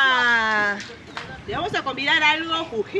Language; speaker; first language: Spanish; native; Spanish